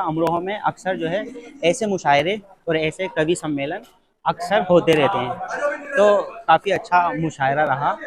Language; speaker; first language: Hindi; native; Hindi